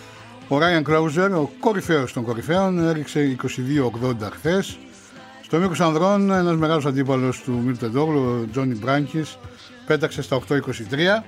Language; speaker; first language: Greek; native; Greek